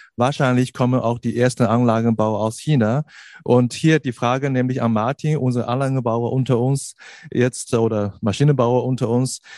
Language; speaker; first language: German; non-native, fluent; Chinese